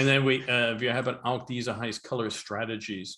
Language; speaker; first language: German; non-native, learner; English